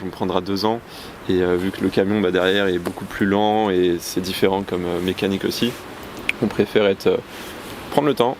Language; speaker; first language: French; native; French